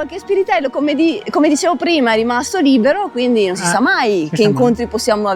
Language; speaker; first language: Italian; native; Italian